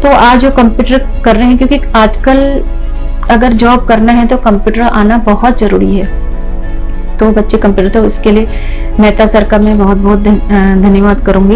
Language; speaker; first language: Hindi; native; Hindi